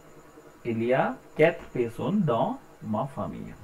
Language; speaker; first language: French; non-native, learner; Hindi